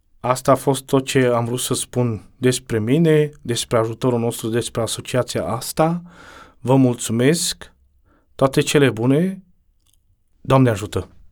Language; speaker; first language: Romanian; non-native, local second language; Romany